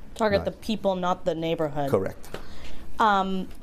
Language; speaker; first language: English; early bilingual, other home language; Spanish